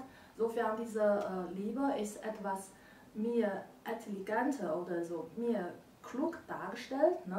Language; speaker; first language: German; non-native, learner; Chinese